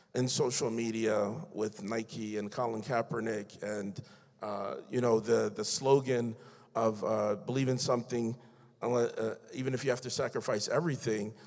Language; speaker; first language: English; native; English